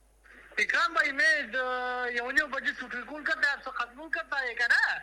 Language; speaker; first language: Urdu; non-native, local second language; Pashto